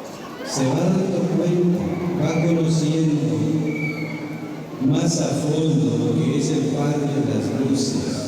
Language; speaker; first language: Spanish; native; Spanish